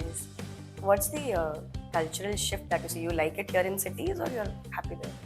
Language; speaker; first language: English; non-native, local second language; Hindi